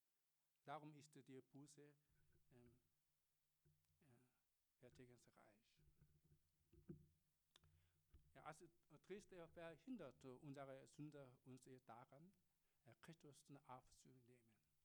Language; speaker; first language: German; non-native, learner; Korean